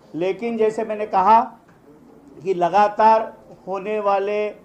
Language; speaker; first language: Hindi; non-native, local second language; Marathi